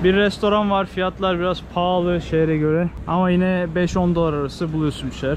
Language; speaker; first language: Turkish; native; Turkish